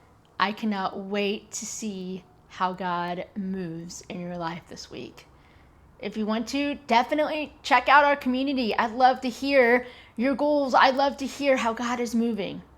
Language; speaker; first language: English; native; English